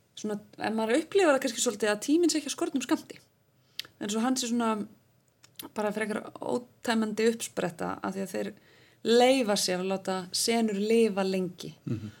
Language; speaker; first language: Icelandic; native; Icelandic